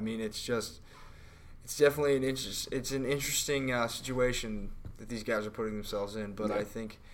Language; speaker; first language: English; native; English